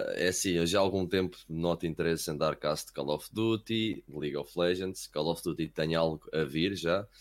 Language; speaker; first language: Portuguese; early bilingual, heritage; Portuguese